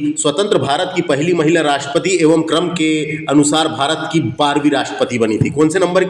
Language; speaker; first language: Hindi; native; Hindi